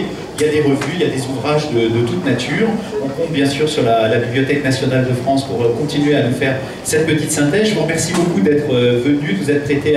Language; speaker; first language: French; native; French